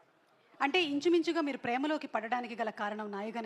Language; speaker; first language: Telugu; native; Telugu